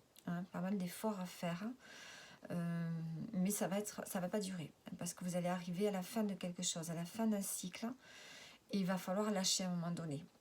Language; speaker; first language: French; native; French